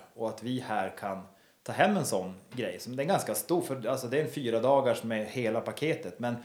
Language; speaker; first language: Swedish; native; Swedish